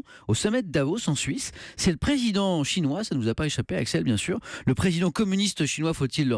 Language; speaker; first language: French; native; French